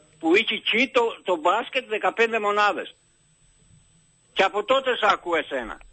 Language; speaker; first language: Greek; non-native, learner; Albanian